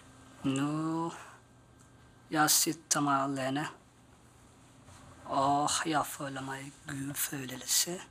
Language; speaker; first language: Norwegian; non-native, learner; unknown